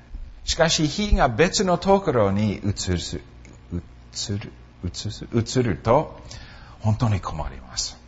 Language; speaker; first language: Japanese; non-native, fluent; English